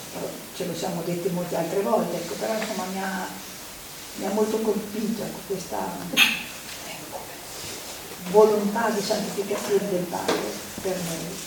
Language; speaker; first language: Italian; native; Italian